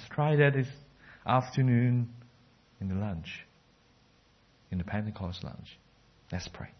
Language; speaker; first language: English; non-native, fluent; Cantonese